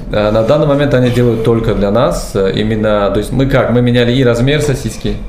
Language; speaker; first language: Russian; non-native, local second language; Tajik